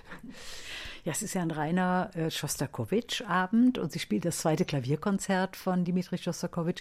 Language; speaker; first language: German; native; German